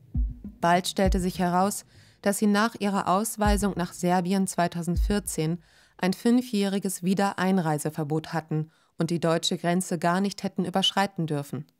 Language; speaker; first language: German; native; German